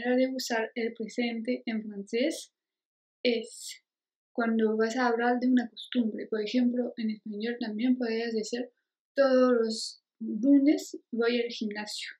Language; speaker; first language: Spanish; non-native, fluent; French